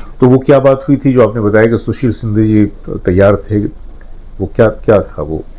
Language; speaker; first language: Hindi; native; Hindi